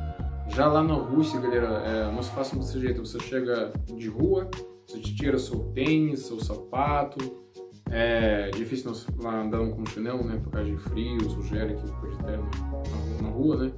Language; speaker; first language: Portuguese; non-native, learner; Russian